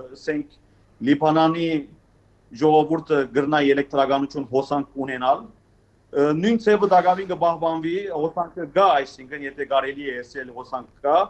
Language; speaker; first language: Armenian; early bilingual, heritage; Armenian